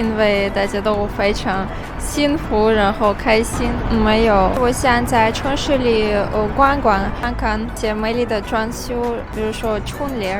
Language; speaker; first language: Chinese; non-native, fluent; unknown